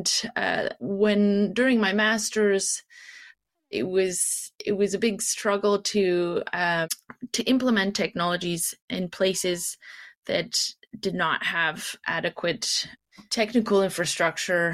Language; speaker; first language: English; native; English